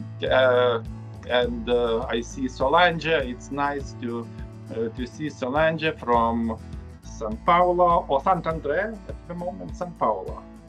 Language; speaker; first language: English; non-native, fluent; Lithuanian